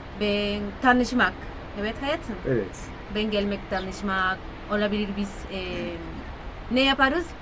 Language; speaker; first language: Turkish; non-native, learner; Spanish